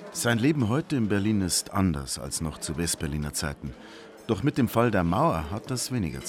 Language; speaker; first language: German; native; German